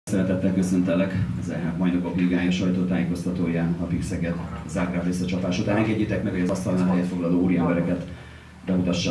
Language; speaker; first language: Hungarian; native; Hungarian